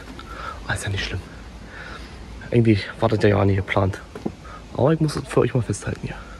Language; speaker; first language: German; native; German